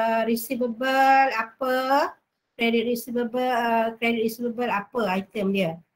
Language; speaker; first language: English; non-native, local second language; Malay